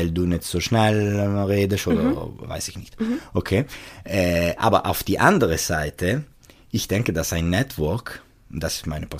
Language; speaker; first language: German; non-native, local second language; Italian